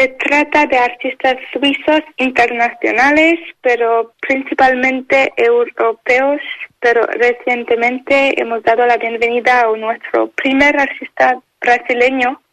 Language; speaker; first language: Spanish; non-native, fluent; French